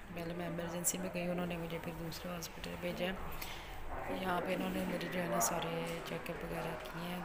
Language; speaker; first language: Urdu; native; Urdu